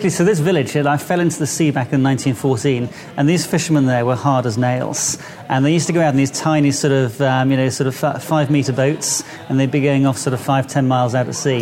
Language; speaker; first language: English; native; English